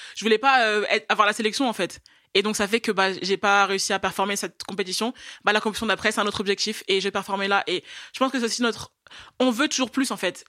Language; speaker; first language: French; native; French